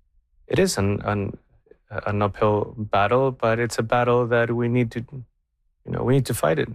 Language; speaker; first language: English; non-native, fluent; Spanish